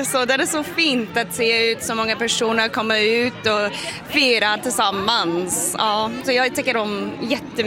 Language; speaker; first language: Swedish; non-native, learner; English